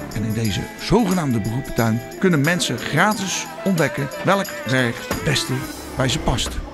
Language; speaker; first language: Dutch; native; Dutch